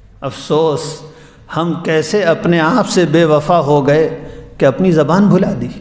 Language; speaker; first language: Urdu; native; Urdu